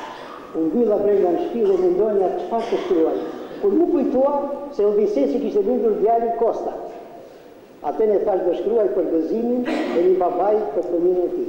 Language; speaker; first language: Albanian; native; Albanian